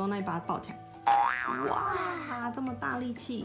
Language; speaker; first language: Chinese; native; Chinese